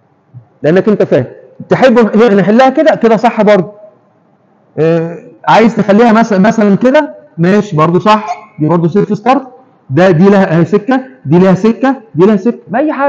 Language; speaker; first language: Arabic; native; Arabic